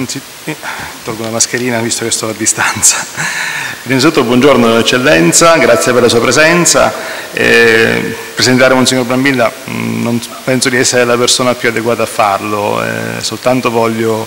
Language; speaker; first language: Italian; native; Italian